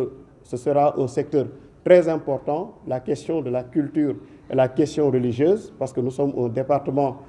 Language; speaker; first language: French; non-native, local second language; Wolof